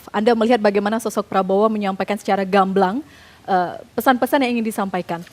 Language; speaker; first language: Indonesian; native; Indonesian